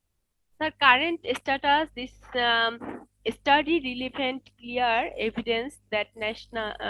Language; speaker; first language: English; non-native, local second language; Bangla